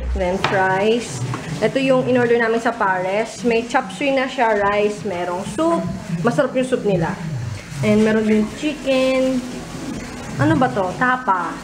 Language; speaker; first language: Filipino; early bilingual, heritage; Filipino